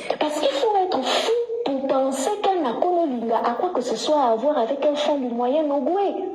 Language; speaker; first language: French; native; French